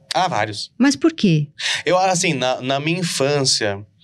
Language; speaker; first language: Portuguese; native; Portuguese